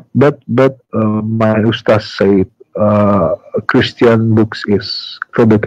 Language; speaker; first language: English; non-native, learner; Indonesian